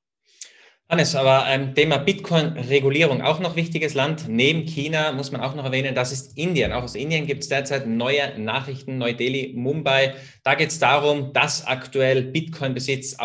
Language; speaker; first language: German; native; German